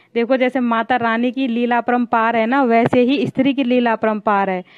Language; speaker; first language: Hindi; native; Hindi